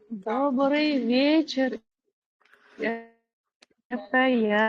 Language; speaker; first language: Russian; non-native, learner; Uzbek